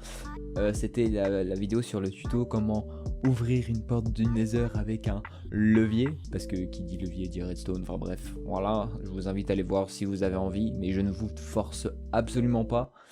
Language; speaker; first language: French; native; French